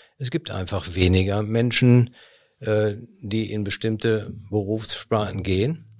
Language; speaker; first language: German; native; German